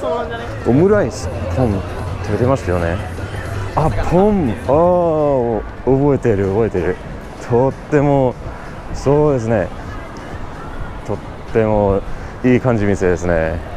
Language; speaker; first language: Japanese; non-native, learner; English